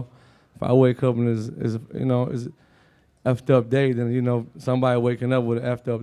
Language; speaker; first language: English; non-native, fluent; Arabic